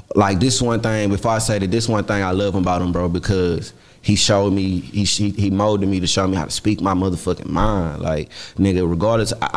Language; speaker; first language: English; native; English